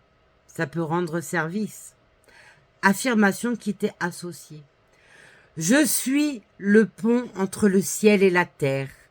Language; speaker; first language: French; native; French